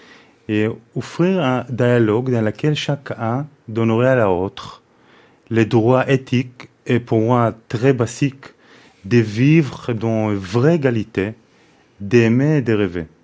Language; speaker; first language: French; non-native, fluent; Hebrew